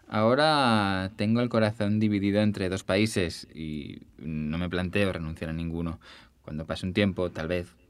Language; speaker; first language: Spanish; native; Spanish